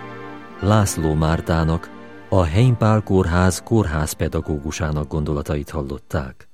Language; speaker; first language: Hungarian; native; Hungarian